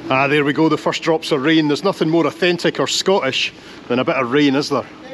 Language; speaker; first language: English; native; English